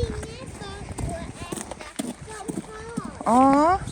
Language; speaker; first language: Swedish; early bilingual, other home language; Mongolian